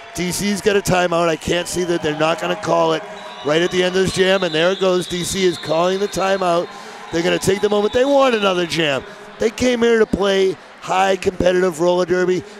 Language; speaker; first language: English; native; English